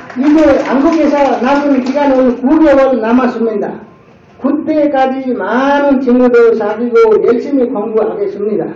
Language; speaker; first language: Korean; non-native, learner; Nepali